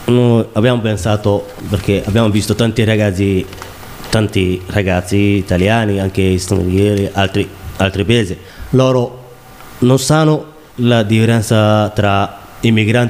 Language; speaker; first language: Italian; non-native, learner; Somali